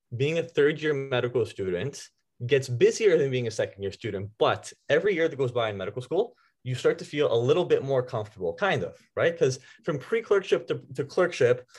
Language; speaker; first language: English; native; English